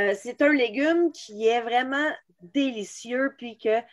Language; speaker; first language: French; native; French